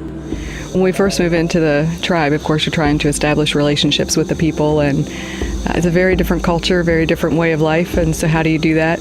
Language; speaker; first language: English; native; English